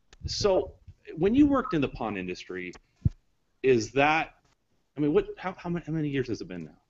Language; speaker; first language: English; native; English